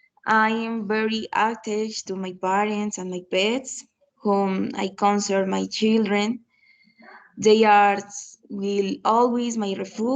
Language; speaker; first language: English; non-native, learner; Spanish